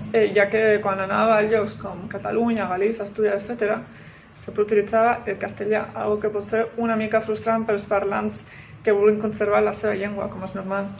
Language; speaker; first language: Catalan; non-native, local second language; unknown